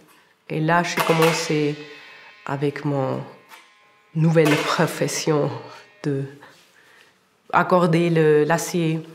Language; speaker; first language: French; non-native, local second language; German